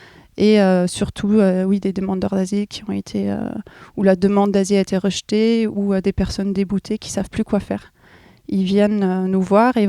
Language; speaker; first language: French; non-native, fluent; German